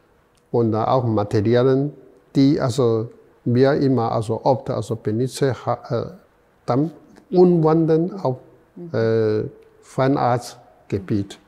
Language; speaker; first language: German; non-native, fluent; Chinese